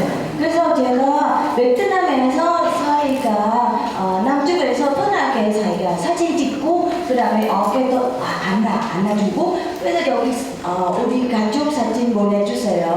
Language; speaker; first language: Korean; non-native, learner; Vietnamese